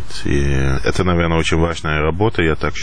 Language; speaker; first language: Russian; non-native, fluent; Dutch